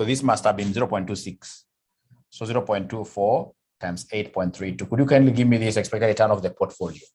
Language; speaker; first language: English; non-native, local second language; Swahili